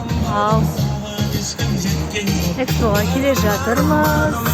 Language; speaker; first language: Kazakh; native; Kazakh